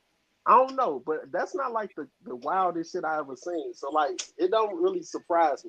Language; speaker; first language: English; native; English